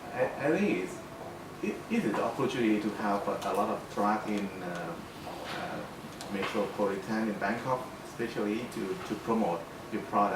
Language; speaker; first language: English; non-native, fluent; Thai